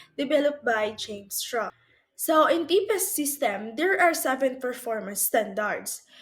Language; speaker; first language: English; non-native, local second language; Filipino